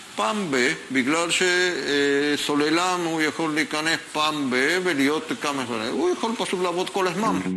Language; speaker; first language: Hebrew; non-native, fluent; Spanish